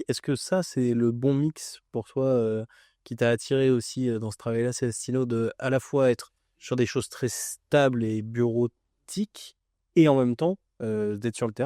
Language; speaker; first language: French; native; French